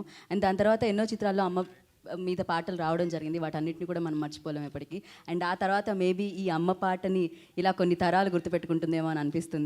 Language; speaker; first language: Telugu; native; Telugu